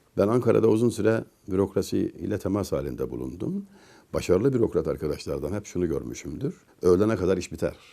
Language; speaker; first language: Turkish; native; Turkish